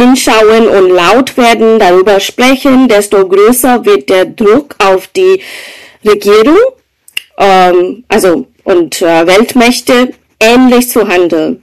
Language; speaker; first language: German; non-native, fluent; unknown